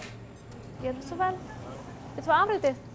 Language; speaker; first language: Icelandic; non-native, learner; Vietnamese